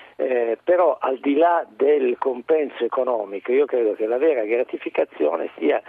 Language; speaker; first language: Italian; native; Italian